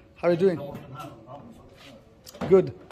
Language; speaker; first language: English; non-native, learner; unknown